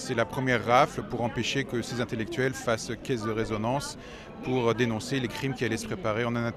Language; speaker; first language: French; native; French